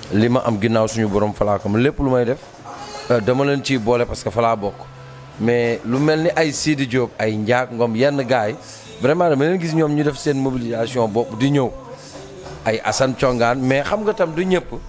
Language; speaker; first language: Wolof; non-native, local second language; Fula